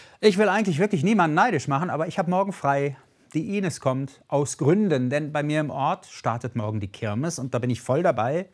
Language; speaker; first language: German; native; German